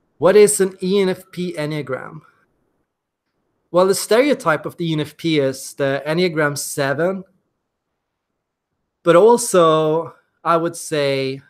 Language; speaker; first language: English; non-native, fluent; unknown